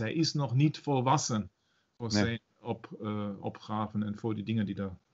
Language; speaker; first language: Dutch; non-native, learner; German